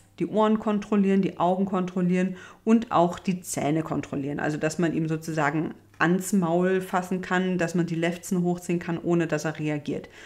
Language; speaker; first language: German; native; German